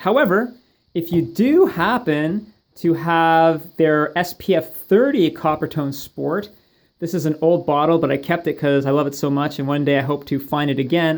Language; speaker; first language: English; native; English